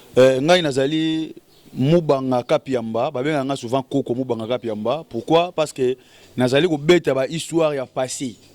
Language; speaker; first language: Lingala; non-native, local second language; Luba-Lulua